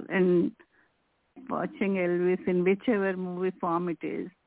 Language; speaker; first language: English; non-native, local second language; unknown